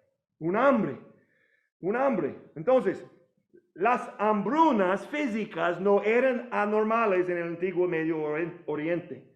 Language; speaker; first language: Spanish; non-native, learner; English